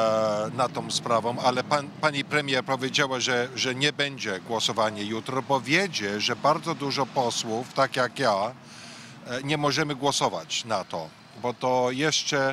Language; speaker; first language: Polish; early bilingual, heritage; English